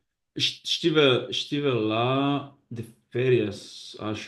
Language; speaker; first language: Portuguese; non-native, fluent; Basque